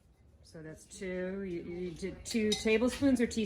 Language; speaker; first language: English; native; English